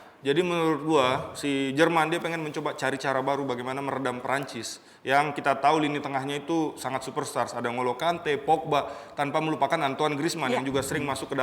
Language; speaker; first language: Indonesian; native; Indonesian